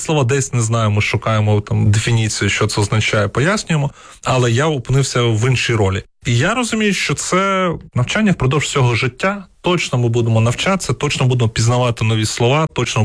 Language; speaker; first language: Ukrainian; non-native, local second language; Russian